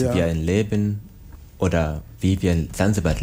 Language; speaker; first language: German; non-native, learner; Swahili